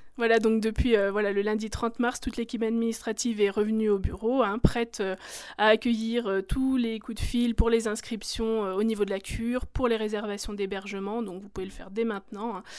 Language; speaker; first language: French; native; French